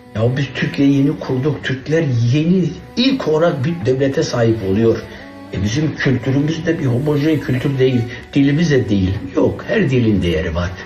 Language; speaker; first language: Turkish; non-native, local second language; Kurdish